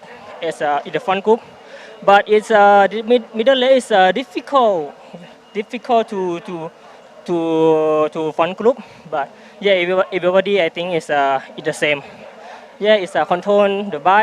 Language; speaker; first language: English; non-native, learner; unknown